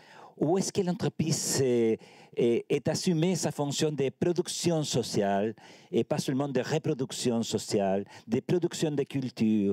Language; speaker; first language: French; non-native, learner; Spanish